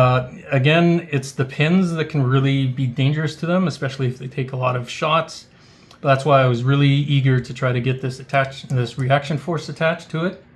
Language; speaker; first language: English; native; English